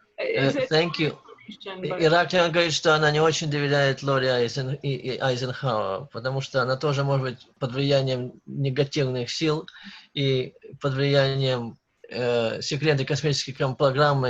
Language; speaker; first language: Russian; native; Russian